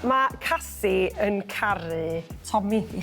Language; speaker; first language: Welsh; native; Welsh